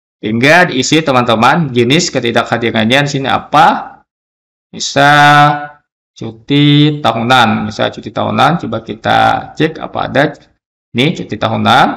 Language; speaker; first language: Indonesian; native; Indonesian